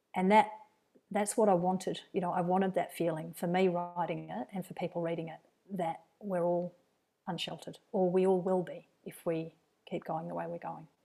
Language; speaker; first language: English; native; English